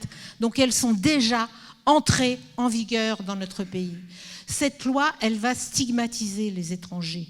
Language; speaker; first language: French; native; French